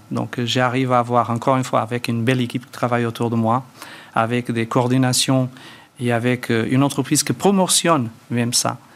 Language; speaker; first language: French; early bilingual, other home language; Portuguese